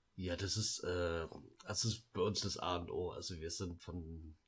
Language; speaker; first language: German; early bilingual, other home language; Lao